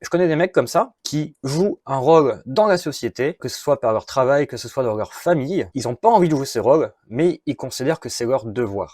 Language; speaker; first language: French; native; French